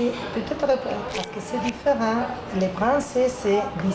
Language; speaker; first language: French; non-native, learner; Spanish